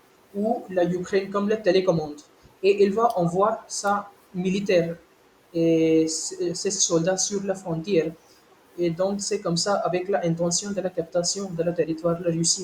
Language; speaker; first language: French; non-native, learner; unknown